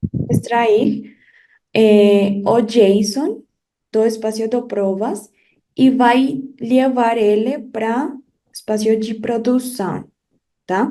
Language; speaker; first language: Portuguese; non-native, fluent; Spanish